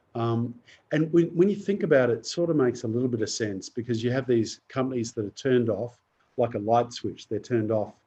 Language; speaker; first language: English; native; English